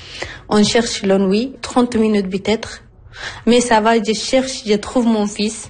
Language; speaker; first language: French; non-native, learner; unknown